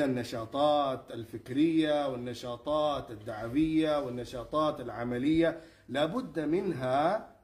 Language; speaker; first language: Arabic; non-native, fluent; Urdu